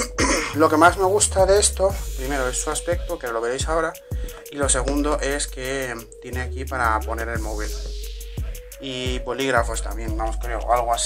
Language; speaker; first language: Spanish; native; Spanish